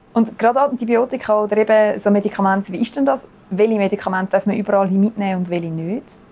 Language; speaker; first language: German; native; German